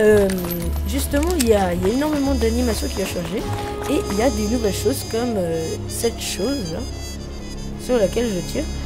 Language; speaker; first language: French; native; French